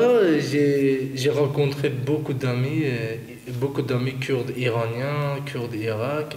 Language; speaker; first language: French; non-native, fluent; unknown